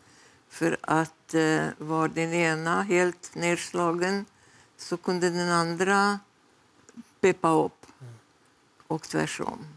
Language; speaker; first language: Swedish; non-native, fluent; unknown